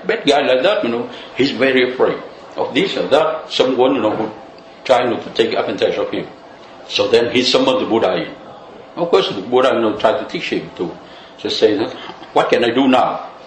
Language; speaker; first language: English; non-native, fluent; Vietnamese